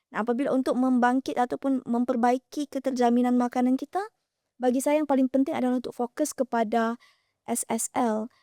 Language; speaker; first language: Malay; native; Malay